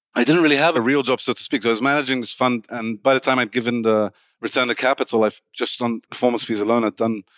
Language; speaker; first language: English; native; English